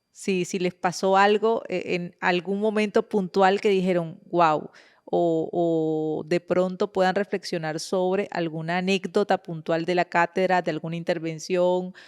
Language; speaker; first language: Spanish; native; Spanish